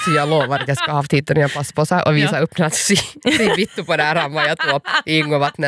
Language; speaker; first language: Swedish; native; Swedish